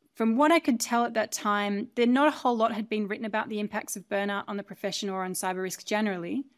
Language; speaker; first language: English; native; English